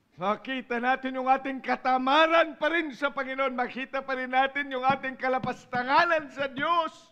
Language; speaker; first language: Filipino; non-native, local second language; Iloko